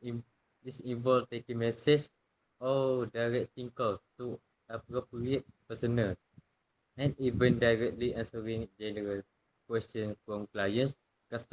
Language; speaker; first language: English; non-native, local second language; Malay